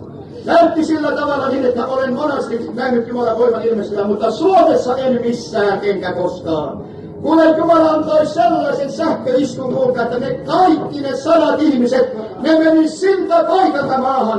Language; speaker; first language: Finnish; native; Finnish